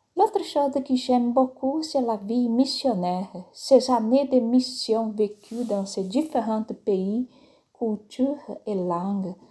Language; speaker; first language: French; non-native, fluent; Portuguese